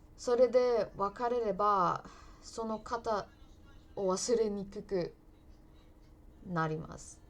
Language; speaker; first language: Japanese; non-native, learner; English